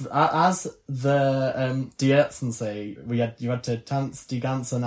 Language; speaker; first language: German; non-native, learner; English